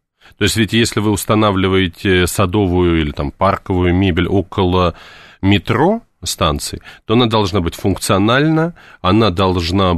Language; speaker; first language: Russian; native; Russian